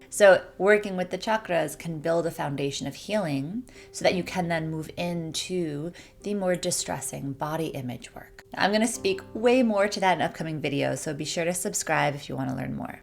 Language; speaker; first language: English; native; English